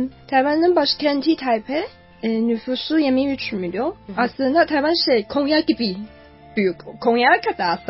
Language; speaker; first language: Turkish; non-native, fluent; Chinese